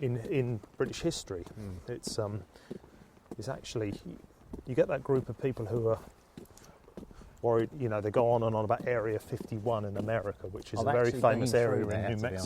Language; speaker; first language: English; native; English